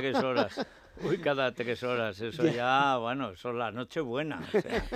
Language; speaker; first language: Spanish; native; Spanish